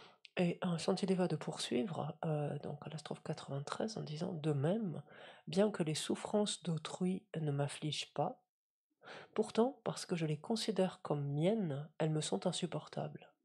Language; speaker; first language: French; native; French